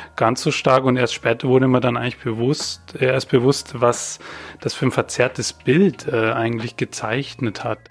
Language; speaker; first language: German; native; German